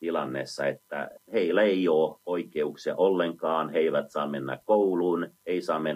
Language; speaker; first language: Finnish; non-native, fluent; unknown